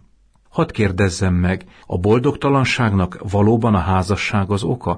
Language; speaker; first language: Hungarian; native; Hungarian